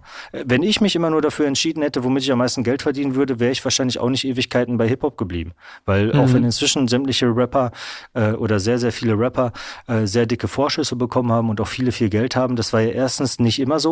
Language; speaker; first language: German; native; German